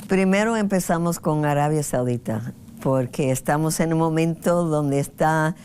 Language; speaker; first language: Spanish; non-native, fluent; English